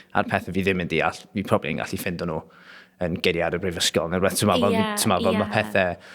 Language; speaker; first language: Welsh; non-native, local second language; English